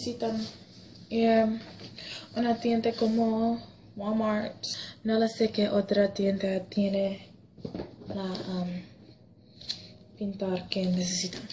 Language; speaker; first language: Spanish; non-native, learner; English